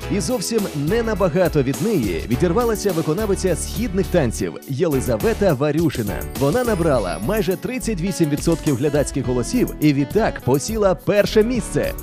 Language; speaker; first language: Ukrainian; native; Ukrainian